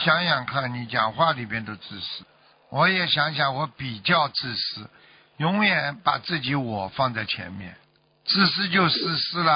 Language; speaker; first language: Chinese; native; Chinese